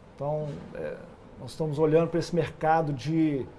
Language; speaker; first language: Portuguese; native; Portuguese